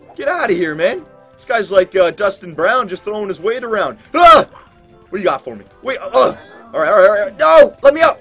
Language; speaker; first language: English; native; English